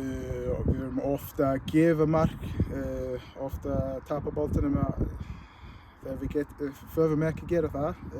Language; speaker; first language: Icelandic; non-native, learner; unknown